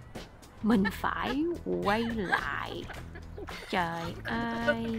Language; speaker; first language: Vietnamese; non-native, learner; English